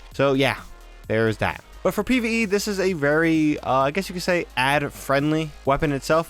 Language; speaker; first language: English; native; English